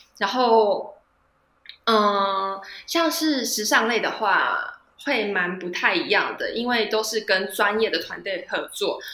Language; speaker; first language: Chinese; native; Chinese